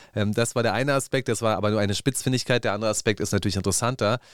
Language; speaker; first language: German; native; German